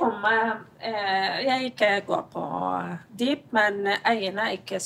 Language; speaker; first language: Norwegian; non-native, learner; Arabic